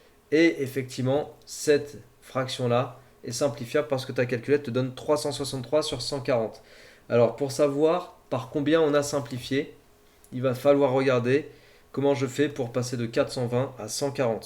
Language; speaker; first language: French; native; French